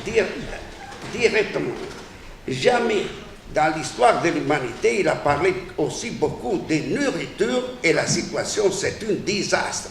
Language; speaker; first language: French; non-native, fluent; Italian